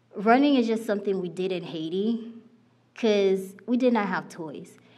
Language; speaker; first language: English; non-native, fluent; Haitian Creole